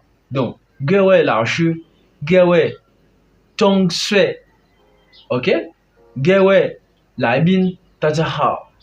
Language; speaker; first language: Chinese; non-native, fluent; French